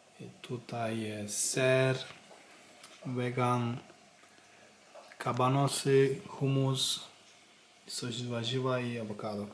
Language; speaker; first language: Polish; non-native, learner; Turkish